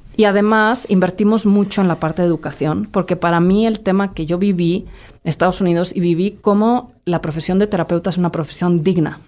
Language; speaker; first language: Spanish; early bilingual, other home language; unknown